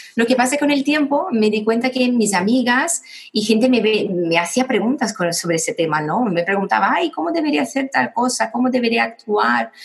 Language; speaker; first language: Spanish; non-native, fluent; Portuguese